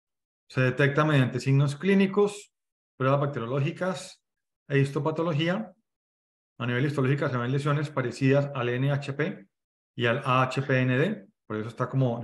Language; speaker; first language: Spanish; native; Spanish